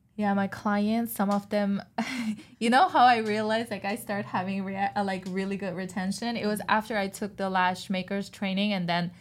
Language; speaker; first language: English; non-native, fluent; Chinese